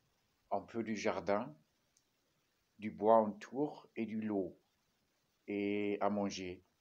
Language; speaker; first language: French; non-native, fluent; German